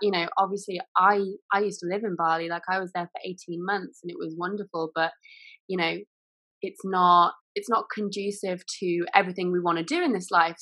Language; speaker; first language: English; native; English